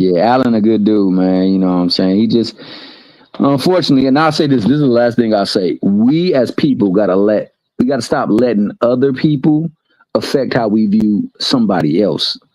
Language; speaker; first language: English; native; English